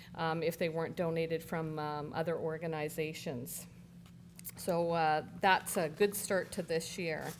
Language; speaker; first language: English; native; English